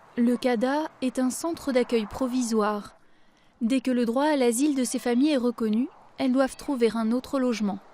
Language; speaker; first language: French; native; French